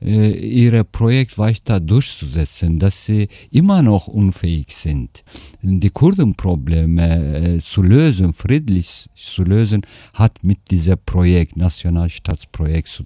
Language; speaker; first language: German; non-native, fluent; Turkish